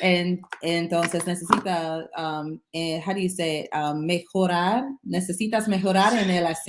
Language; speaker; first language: Spanish; non-native, learner; English